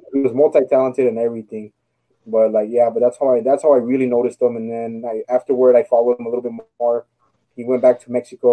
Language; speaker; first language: English; native; English